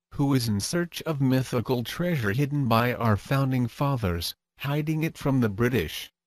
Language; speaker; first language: English; native; English